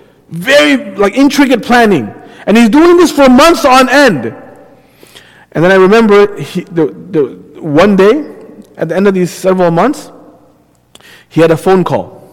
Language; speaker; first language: English; native; English